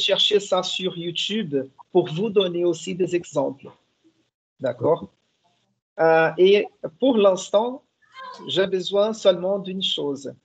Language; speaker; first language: French; non-native, fluent; Portuguese